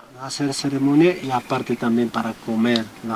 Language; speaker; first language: Spanish; non-native, local second language; Quechua